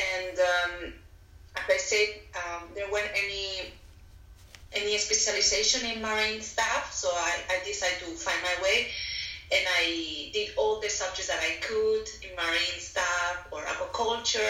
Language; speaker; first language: English; non-native, fluent; Spanish